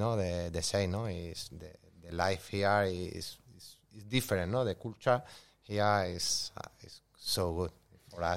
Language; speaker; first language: English; non-native, learner; Spanish